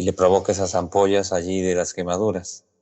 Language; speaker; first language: Spanish; native; Spanish